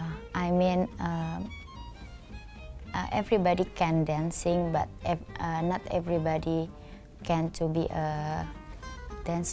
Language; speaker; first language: English; non-native, learner; Indonesian